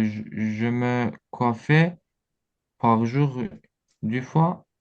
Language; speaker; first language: French; non-native, learner; Azerbaijani